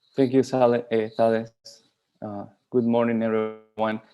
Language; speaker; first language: English; non-native, fluent; Spanish